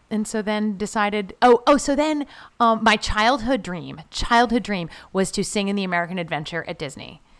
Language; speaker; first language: English; native; English